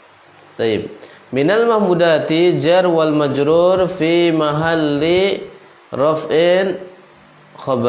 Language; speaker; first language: Arabic; non-native, fluent; Indonesian